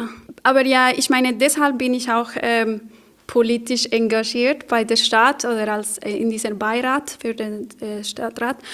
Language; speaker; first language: German; non-native, fluent; Spanish